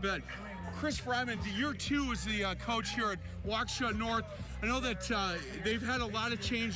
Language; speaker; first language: English; native; English